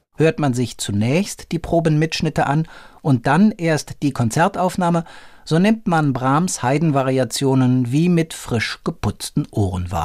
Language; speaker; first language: German; native; German